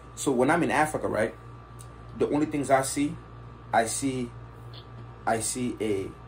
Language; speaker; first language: English; non-native, local second language; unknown